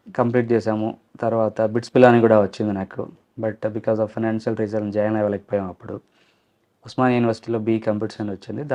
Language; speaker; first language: Telugu; non-native, local second language; Lambadi